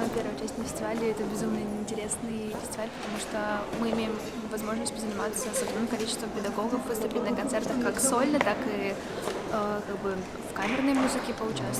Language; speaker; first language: Russian; native; Russian